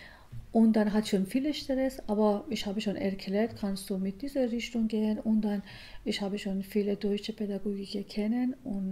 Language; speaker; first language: German; non-native, learner; Persian